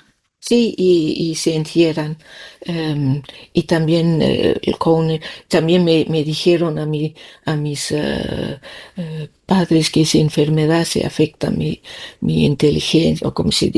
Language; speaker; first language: Spanish; non-native, learner; Danish